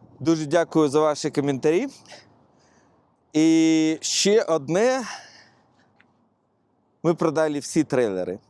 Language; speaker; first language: Ukrainian; non-native, local second language; Russian